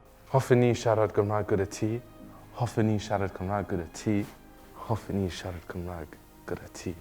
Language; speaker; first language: Welsh; non-native, learner; English